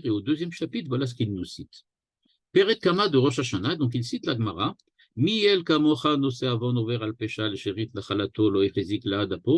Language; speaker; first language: French; native; French